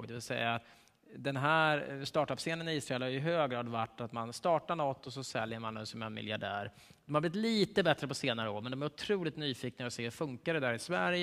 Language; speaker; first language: Swedish; native; Swedish